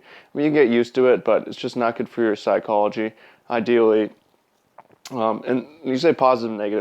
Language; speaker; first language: English; native; English